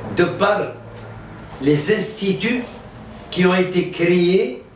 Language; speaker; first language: French; non-native, local second language; Arabic